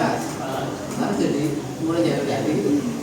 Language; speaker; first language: Indonesian; native; Indonesian